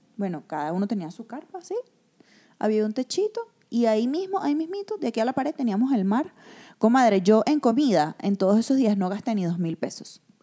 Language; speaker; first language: Spanish; native; Spanish